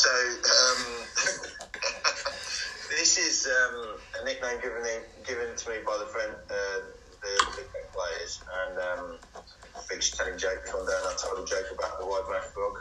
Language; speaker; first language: English; native; English